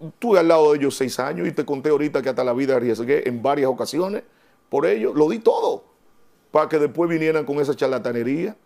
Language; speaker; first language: Spanish; native; Spanish